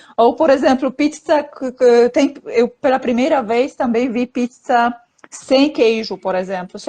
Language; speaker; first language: Portuguese; non-native, fluent; Polish